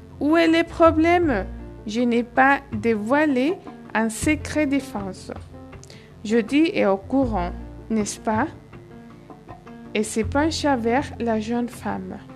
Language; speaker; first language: French; non-native, fluent; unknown